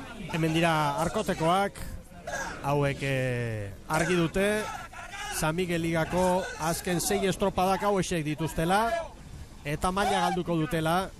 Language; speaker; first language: Basque; native; Basque